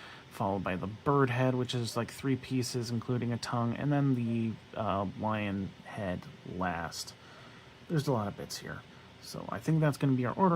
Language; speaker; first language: English; native; English